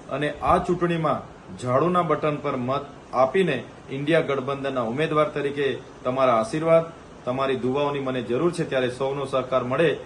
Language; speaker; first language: Gujarati; non-native, local second language; Vasavi